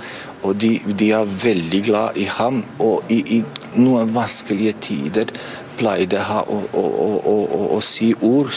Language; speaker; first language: Norwegian; non-native, fluent; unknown